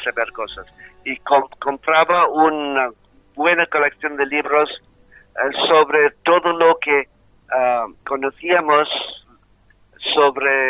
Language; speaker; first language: Spanish; non-native, fluent; English